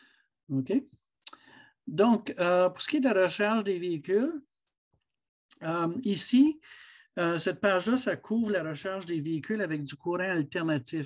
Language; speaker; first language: French; native; French